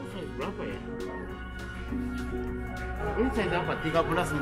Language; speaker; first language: Indonesian; non-native, fluent; Japanese